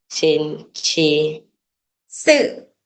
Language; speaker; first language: Chinese; non-native, learner; Lao